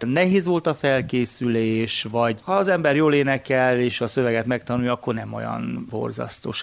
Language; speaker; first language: Hungarian; native; Hungarian